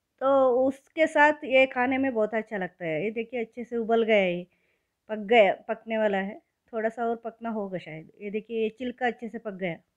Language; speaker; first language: Hindi; non-native, local second language; Kannada